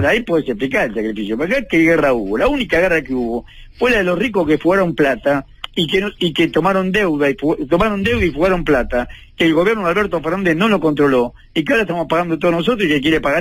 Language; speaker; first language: Spanish; native; Spanish